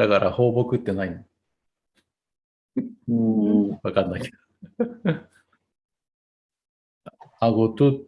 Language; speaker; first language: Japanese; non-native, fluent; Tatar